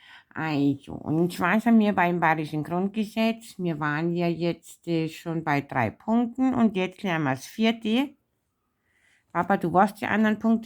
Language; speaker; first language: German; native; German